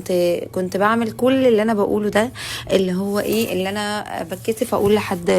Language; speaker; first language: Arabic; native; Arabic